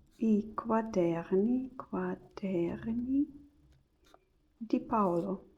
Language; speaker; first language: Italian; non-native, learner; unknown